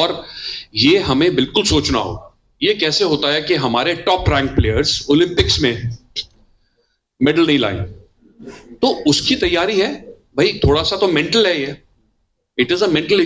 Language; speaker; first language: Hindi; native; Hindi